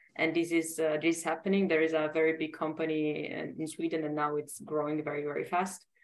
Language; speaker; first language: English; non-native, fluent; Italian